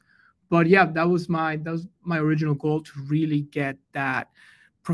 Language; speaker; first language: English; non-native, fluent; Spanish